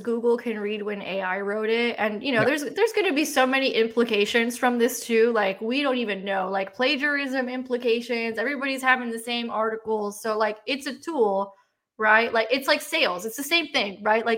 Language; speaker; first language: English; native; English